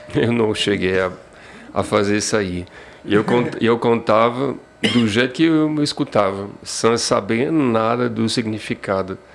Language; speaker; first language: Portuguese; non-native, fluent; French